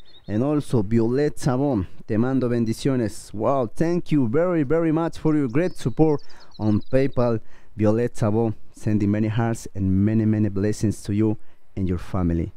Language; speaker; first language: English; non-native, learner; Spanish